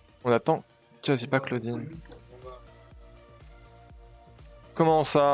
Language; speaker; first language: French; native; French